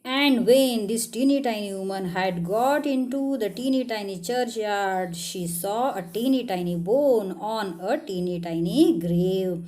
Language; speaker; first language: English; non-native, local second language; Marathi